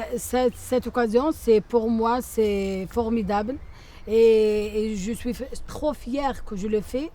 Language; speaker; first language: French; non-native, local second language; Arabic